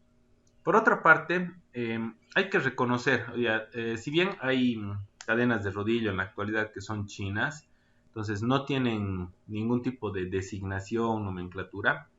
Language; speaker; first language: Spanish; native; Spanish